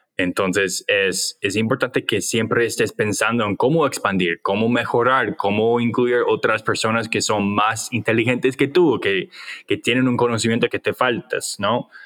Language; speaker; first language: Spanish; non-native, fluent; English